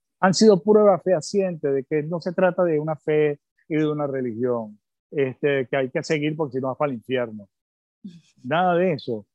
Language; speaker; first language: Spanish; early bilingual, other home language; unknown